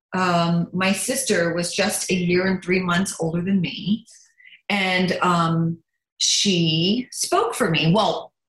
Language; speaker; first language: English; early bilingual, other home language; German